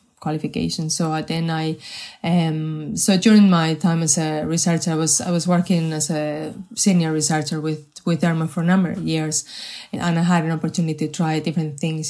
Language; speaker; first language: English; non-native, fluent; Spanish